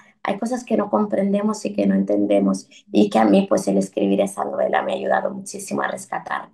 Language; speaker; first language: Spanish; early bilingual, other home language; Arabic